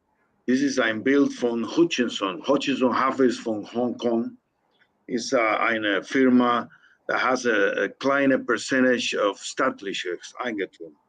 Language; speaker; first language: German; non-native, learner; Spanish